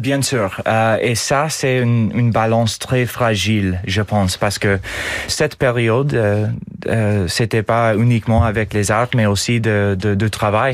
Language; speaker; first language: French; non-native, learner; English